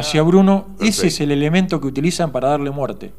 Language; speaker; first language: Spanish; native; Spanish